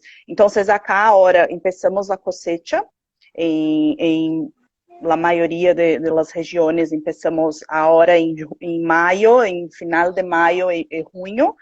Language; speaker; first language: Spanish; non-native, learner; Portuguese